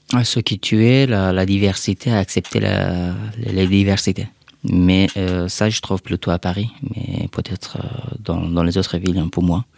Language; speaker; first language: French; non-native, fluent; Persian